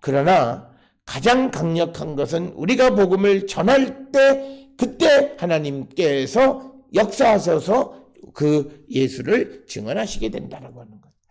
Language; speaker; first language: Korean; native; Korean